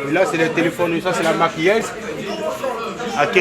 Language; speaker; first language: French; native; French